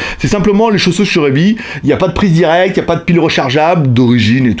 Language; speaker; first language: French; native; French